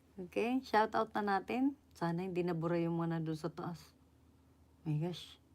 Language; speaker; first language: Filipino; non-native, local second language; Iloko